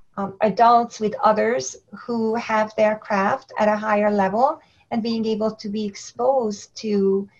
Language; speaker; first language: English; non-native, fluent; Hungarian